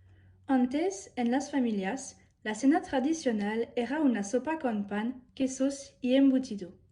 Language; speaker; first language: Spanish; non-native, learner; French